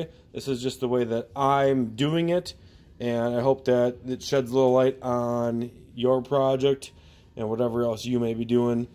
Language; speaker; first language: English; native; English